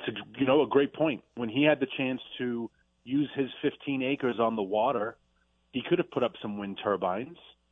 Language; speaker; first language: English; native; English